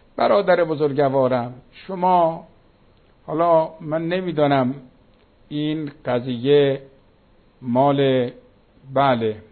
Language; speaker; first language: Persian; native; Persian